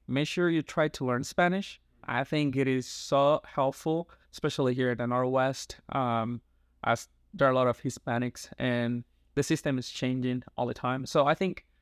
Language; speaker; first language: English; non-native, fluent; Spanish